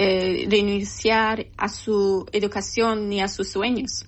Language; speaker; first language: Spanish; non-native, learner; Persian